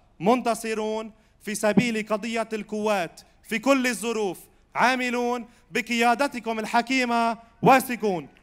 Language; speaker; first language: Arabic; native; Arabic